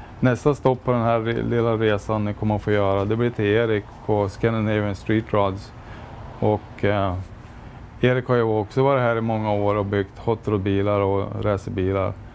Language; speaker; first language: Swedish; native; Swedish